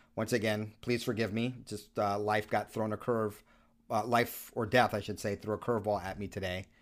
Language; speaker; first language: English; native; English